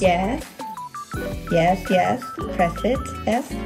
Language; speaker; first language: English; non-native, fluent; Japanese